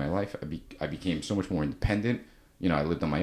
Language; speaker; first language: English; native; English